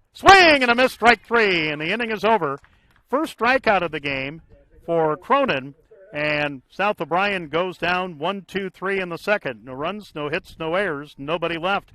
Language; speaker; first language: English; native; English